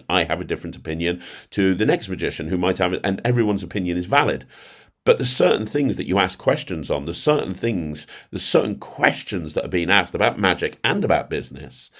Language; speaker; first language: English; native; English